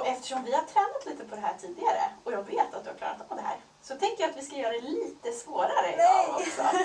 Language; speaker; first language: Swedish; native; Swedish